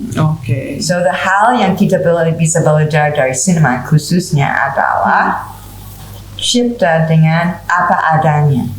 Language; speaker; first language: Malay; non-native, fluent; English